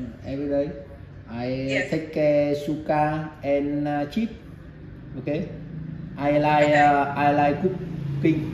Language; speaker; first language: English; non-native, learner; Vietnamese